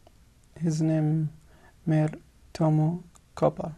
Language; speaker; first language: English; non-native, learner; Arabic